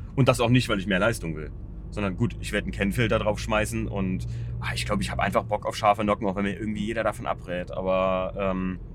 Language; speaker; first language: German; native; German